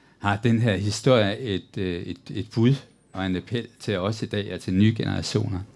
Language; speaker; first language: Danish; native; Danish